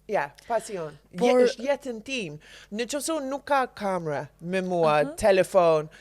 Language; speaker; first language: Albanian; non-native, learner; English